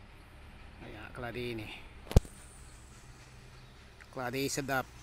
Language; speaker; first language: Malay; non-native, local second language; Iban